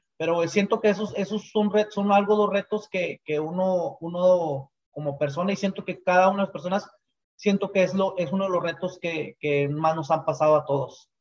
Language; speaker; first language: Spanish; native; Spanish